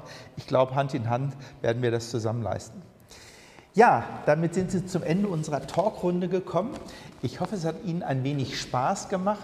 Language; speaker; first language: German; native; German